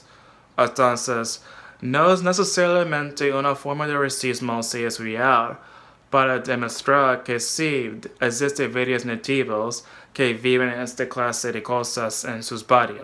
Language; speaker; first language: Spanish; non-native, fluent; English